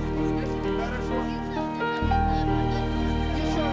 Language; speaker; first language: Russian; native; Russian